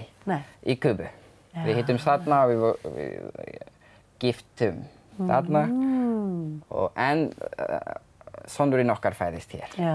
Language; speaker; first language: Icelandic; non-native, learner; Spanish